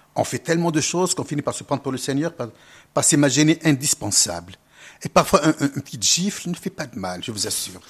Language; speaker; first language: French; non-native, local second language; Arabic